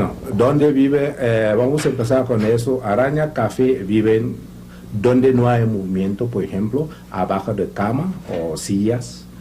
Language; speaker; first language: Spanish; non-native, learner; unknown